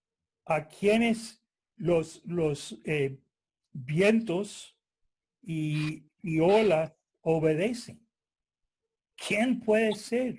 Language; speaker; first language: Spanish; non-native, fluent; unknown